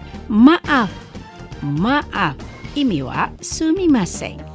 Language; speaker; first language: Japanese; non-native, fluent; Indonesian